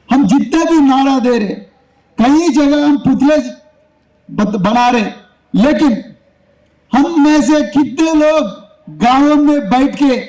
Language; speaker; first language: Hindi; non-native, local second language; Telugu